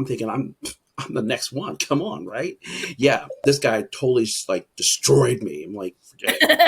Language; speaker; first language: English; native; English